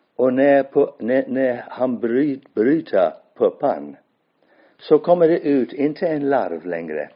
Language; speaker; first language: Swedish; non-native, fluent; English